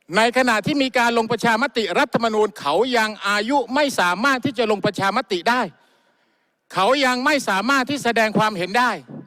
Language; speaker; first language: Thai; non-native, local second language; Malay